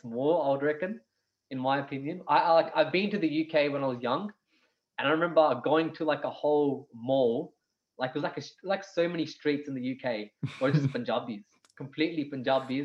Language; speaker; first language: English; non-native, local second language; Punjabi